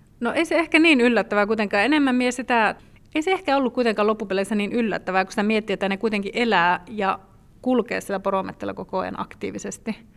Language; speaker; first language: Finnish; native; Finnish